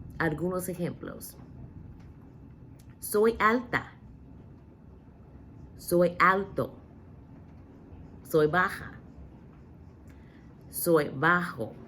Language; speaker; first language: Spanish; non-native, fluent; English